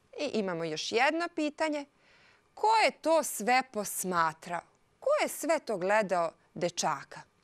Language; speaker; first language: Serbian; non-native, local second language; Hungarian